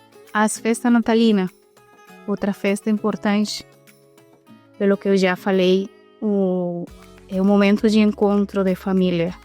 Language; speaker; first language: Portuguese; non-native, fluent; Spanish